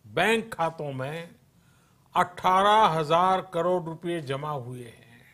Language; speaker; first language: Hindi; non-native, local second language; Gujarati